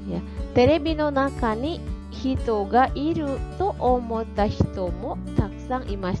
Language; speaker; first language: Japanese; non-native, fluent; Indonesian